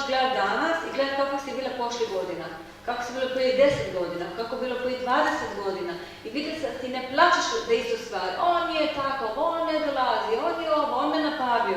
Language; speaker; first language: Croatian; non-native, learner; Hebrew